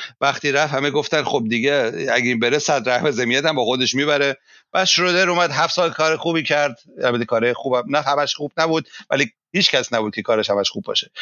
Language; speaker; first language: Persian; native; Persian